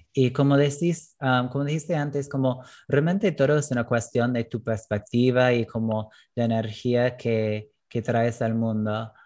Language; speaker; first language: Spanish; non-native, fluent; English